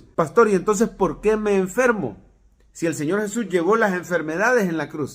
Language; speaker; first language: Spanish; native; Spanish